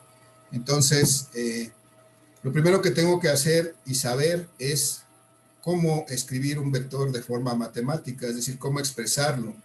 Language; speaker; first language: Spanish; native; Spanish